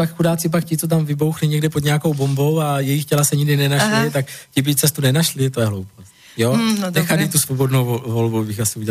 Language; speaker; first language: Czech; native; Czech